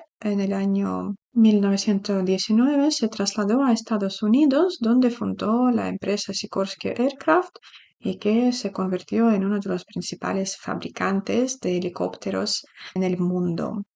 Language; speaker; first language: Spanish; non-native, fluent; Ukrainian